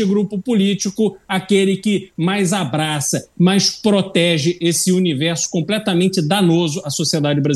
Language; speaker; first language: Portuguese; native; Portuguese